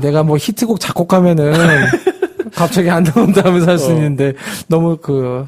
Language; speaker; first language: Korean; native; Korean